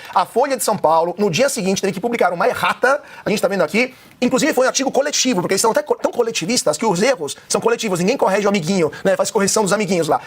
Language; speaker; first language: Portuguese; non-native, fluent; Italian